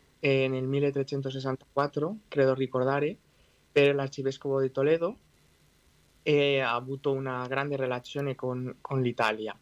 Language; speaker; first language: Italian; non-native, fluent; Spanish